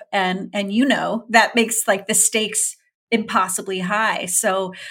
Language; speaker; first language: English; early bilingual, other home language; Urdu